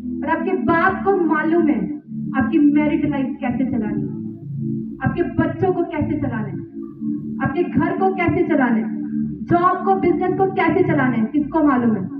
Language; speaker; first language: Hindi; native; Hindi